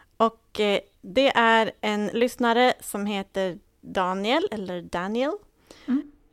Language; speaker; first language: Swedish; native; Swedish